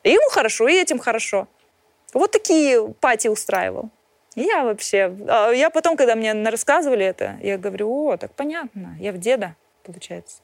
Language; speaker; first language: Russian; native; Russian